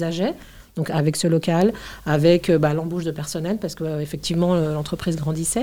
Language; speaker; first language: French; native; French